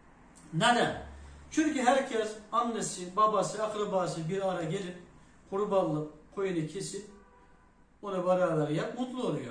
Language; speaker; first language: Turkish; non-native, fluent; Uyghur